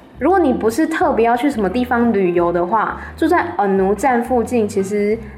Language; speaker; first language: Chinese; native; Chinese